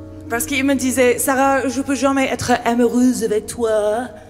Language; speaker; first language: French; non-native, learner; English